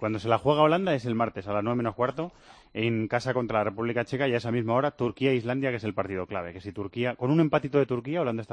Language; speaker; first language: Spanish; native; Spanish